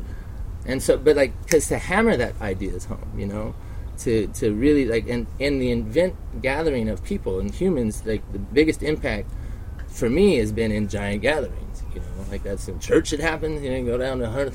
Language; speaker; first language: English; native; English